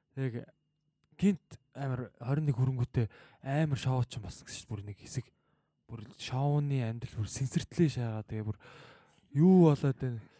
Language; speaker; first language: Mongolian; native; Mongolian